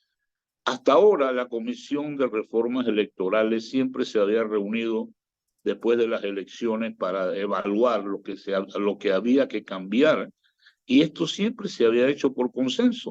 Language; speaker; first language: Spanish; native; Spanish